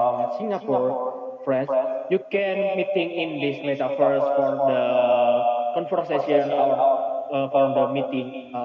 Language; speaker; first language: English; non-native, learner; Indonesian